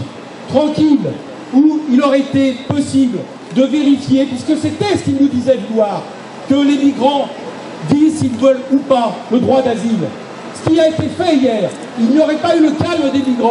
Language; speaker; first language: French; native; French